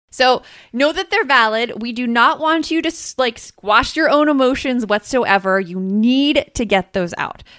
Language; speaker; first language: English; native; English